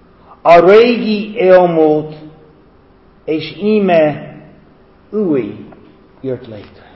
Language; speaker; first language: Hungarian; non-native, fluent; English